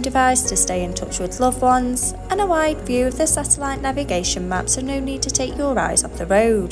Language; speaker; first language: English; native; English